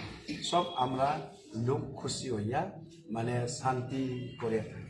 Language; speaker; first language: Bangla; non-native, local second language; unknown